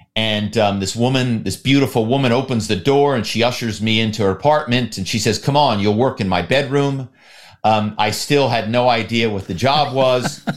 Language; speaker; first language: English; native; English